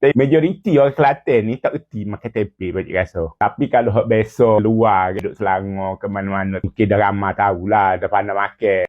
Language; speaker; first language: Malay; native; Malay